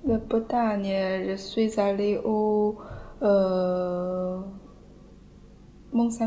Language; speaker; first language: French; non-native, learner; Chinese